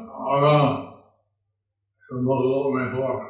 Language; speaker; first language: Spanish; non-native, learner; English